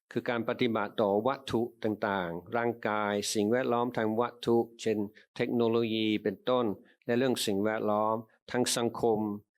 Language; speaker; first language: Thai; native; Thai